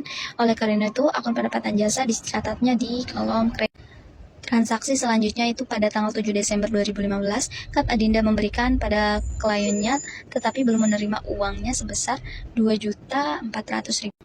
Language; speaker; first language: Indonesian; native; Indonesian